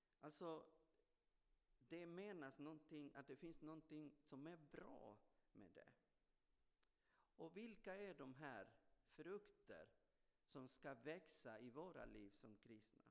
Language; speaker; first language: Swedish; non-native, fluent; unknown